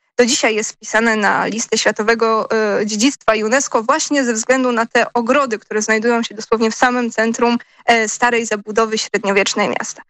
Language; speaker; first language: Polish; native; Polish